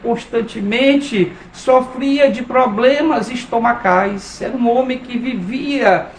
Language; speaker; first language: Portuguese; native; Portuguese